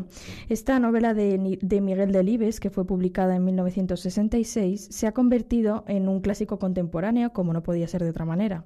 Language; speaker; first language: Spanish; native; Spanish